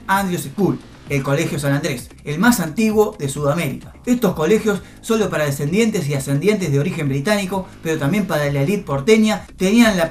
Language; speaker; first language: Spanish; native; Spanish